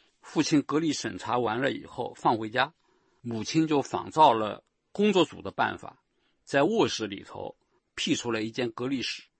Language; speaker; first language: Chinese; native; Chinese